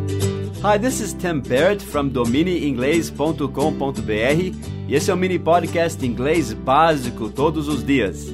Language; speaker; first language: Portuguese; non-native, fluent; English